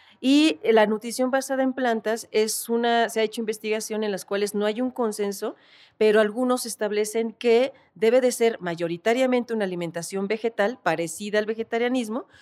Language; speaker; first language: Spanish; native; Spanish